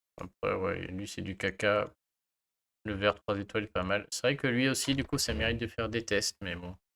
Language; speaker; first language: French; native; French